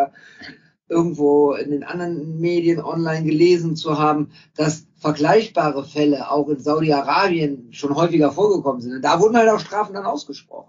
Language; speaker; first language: German; native; German